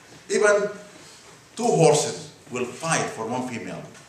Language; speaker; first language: English; non-native, fluent; Arabic